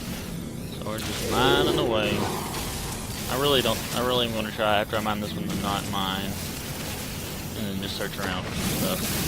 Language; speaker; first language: English; native; English